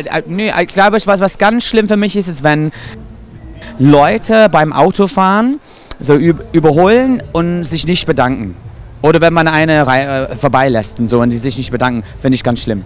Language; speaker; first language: German; non-native, fluent; English